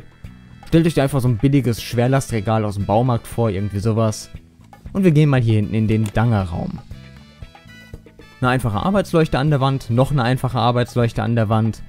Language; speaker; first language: German; native; German